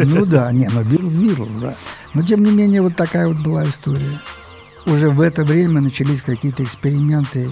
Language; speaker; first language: Russian; native; Russian